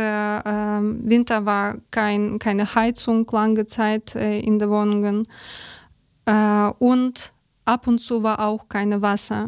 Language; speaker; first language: German; non-native, learner; Ukrainian